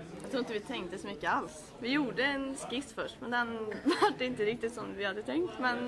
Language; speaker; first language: Swedish; native; Swedish